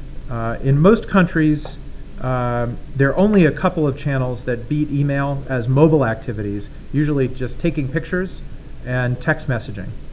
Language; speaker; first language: English; native; English